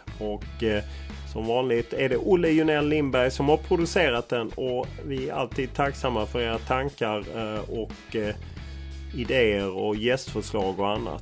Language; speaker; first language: Swedish; native; Swedish